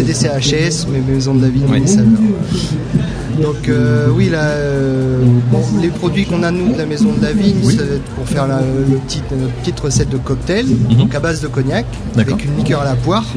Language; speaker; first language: French; native; French